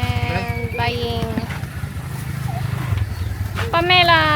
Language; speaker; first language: English; non-native, local second language; Filipino